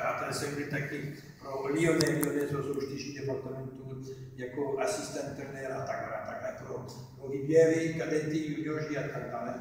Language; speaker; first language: Czech; non-native, learner; French